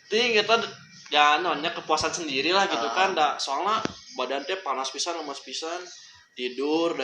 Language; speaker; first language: Indonesian; non-native, local second language; Sundanese